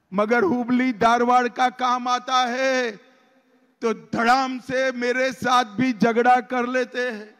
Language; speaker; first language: Hindi; non-native, local second language; Gujarati